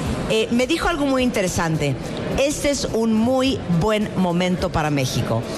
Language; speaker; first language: Spanish; native; Spanish